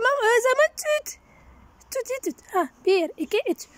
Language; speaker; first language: Turkish; non-native, learner; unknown